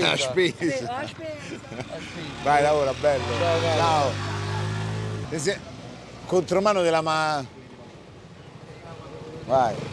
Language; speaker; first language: Italian; native; Italian